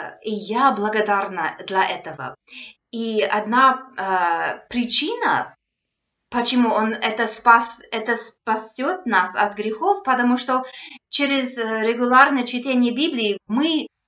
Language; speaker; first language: Russian; non-native, fluent; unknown